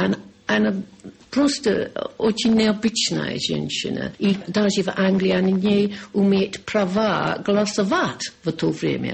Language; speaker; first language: Russian; non-native, learner; English